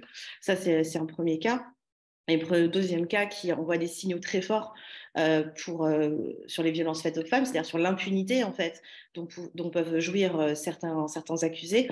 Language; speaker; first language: French; native; French